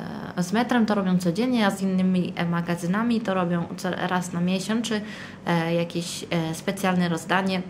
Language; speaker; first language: Polish; early bilingual, heritage; Italian